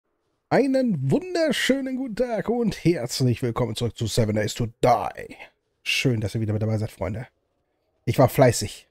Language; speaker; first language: German; native; German